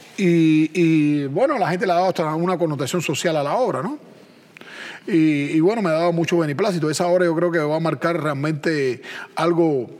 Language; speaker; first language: Spanish; native; Spanish